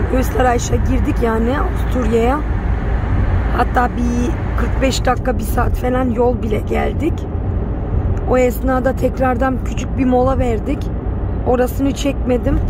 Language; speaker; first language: Turkish; early bilingual, heritage; Turkish